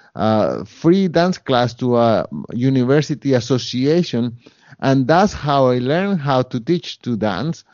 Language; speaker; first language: English; non-native, fluent; Spanish